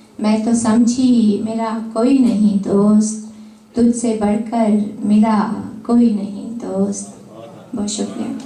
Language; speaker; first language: Urdu; native; Urdu